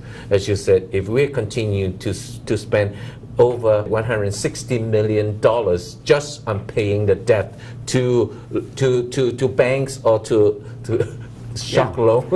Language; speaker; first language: English; non-native, local second language; Cantonese